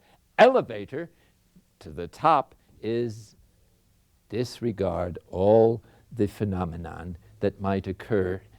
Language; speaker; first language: English; native; English